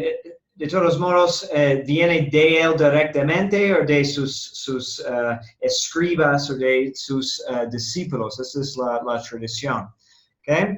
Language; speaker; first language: Spanish; non-native, fluent; English